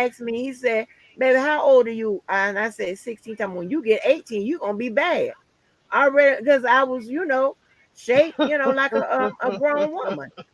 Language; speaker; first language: English; native; English